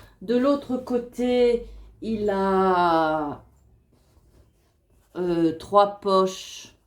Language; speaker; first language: French; native; French